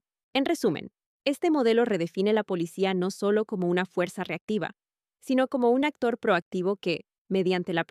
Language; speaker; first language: Spanish; native; Spanish